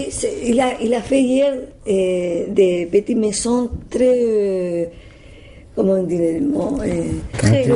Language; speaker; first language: French; non-native, learner; Spanish